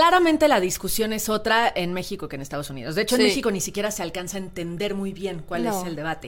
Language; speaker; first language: Spanish; native; Spanish